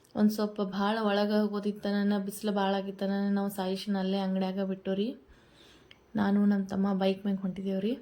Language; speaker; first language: Kannada; native; Kannada